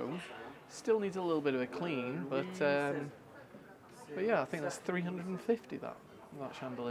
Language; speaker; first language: English; native; English